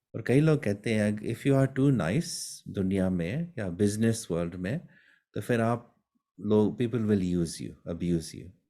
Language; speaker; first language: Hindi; early bilingual, heritage; Hindi